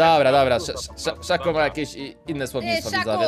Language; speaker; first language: Polish; native; Polish